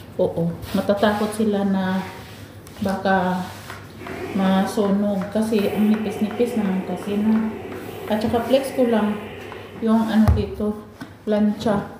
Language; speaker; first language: Filipino; non-native, local second language; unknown